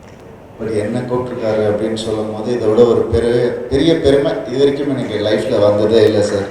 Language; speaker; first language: Tamil; native; Tamil